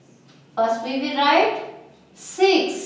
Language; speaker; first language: English; non-native, local second language; Urdu